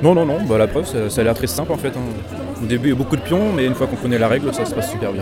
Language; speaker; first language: French; native; French